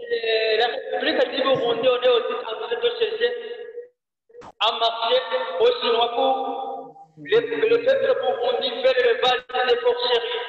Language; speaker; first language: French; non-native, learner; Rundi